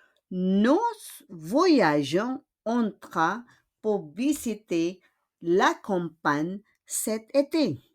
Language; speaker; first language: French; non-native, fluent; Filipino